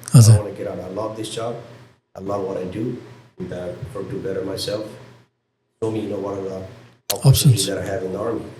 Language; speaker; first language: English; non-native, fluent; Nepali